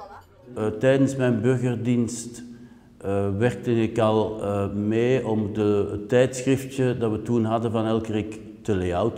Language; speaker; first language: Dutch; native; Dutch